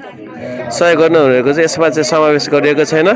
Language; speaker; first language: Nepali; non-native, local second language; Eastern Tamang